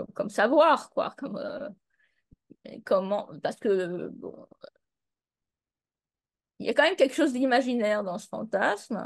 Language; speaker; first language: French; native; French